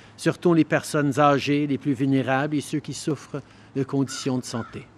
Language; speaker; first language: French; early bilingual, heritage; French